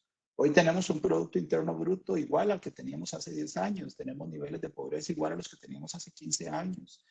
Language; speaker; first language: Spanish; native; Spanish